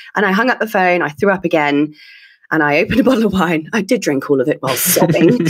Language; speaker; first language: English; native; English